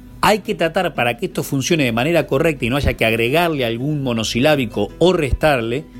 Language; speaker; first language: Spanish; native; Spanish